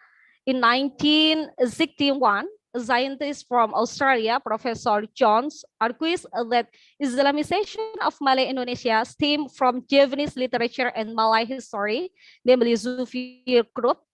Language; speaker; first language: English; non-native, learner; Indonesian